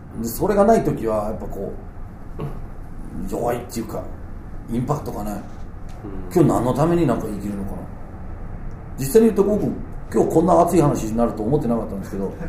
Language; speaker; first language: Japanese; non-native, fluent; Danish